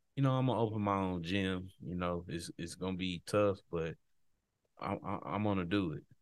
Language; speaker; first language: English; native; English